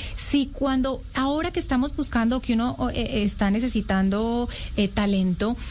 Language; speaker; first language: Spanish; native; Spanish